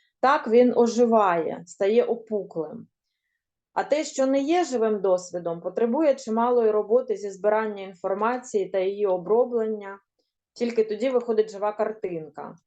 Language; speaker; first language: Ukrainian; native; Ukrainian